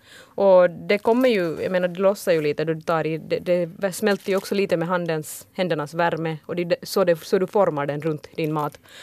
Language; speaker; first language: Swedish; early bilingual, other home language; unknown